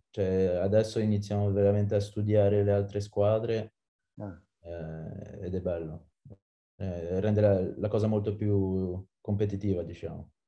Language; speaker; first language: Italian; non-native, fluent; French